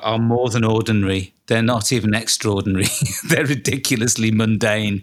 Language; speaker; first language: English; native; English